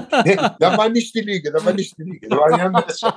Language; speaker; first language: German; non-native, learner; Italian